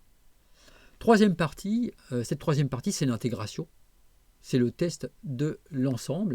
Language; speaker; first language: French; native; French